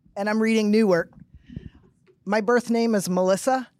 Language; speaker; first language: English; native; English